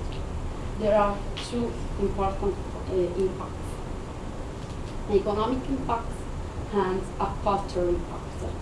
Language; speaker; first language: English; non-native, fluent; Italian